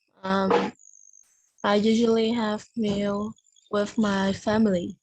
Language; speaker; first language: English; non-native, learner; Vietnamese